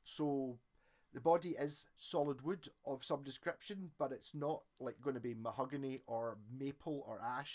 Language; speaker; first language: English; native; English